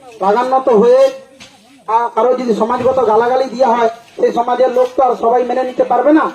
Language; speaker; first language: Bangla; non-native, local second language; Santali